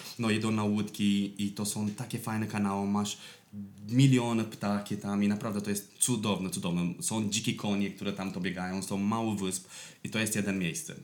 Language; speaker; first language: Polish; non-native, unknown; Romanian